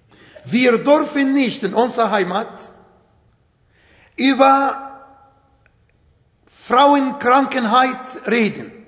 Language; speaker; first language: German; non-native, fluent; Arabic